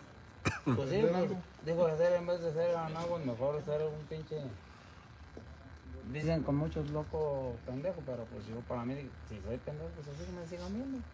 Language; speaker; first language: Spanish; native; Spanish